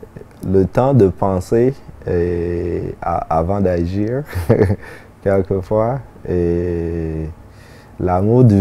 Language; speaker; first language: French; non-native, local second language; Haitian Creole